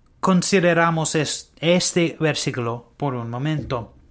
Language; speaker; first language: Spanish; non-native, learner; English